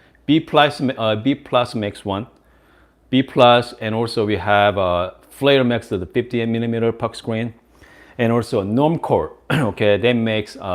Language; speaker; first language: English; non-native, fluent; Korean